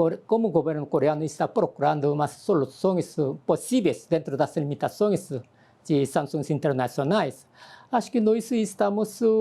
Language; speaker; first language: Portuguese; non-native, learner; Korean